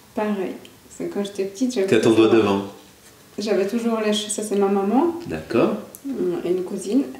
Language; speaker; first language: French; non-native, fluent; Polish